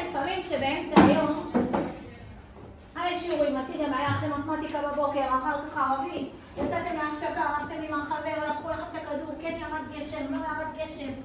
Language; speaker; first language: Hebrew; native; Hebrew